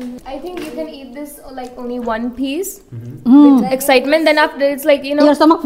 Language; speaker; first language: English; non-native, learner; Indonesian